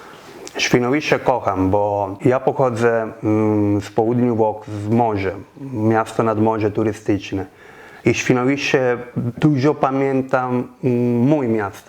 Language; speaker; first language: Polish; non-native, fluent; Italian